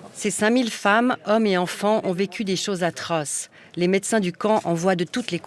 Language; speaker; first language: French; native; French